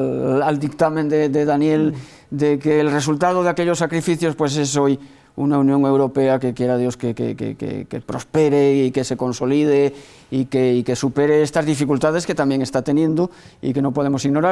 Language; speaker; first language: Spanish; native; Spanish